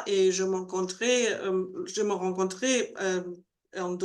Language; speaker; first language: French; non-native, learner; Spanish